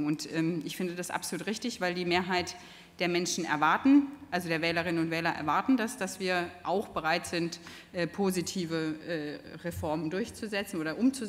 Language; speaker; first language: German; native; German